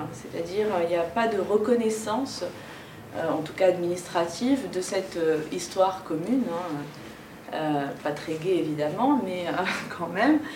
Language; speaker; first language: French; non-native, local second language; Arabic